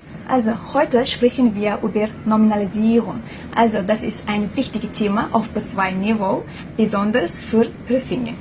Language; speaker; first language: German; non-native, fluent; Uzbek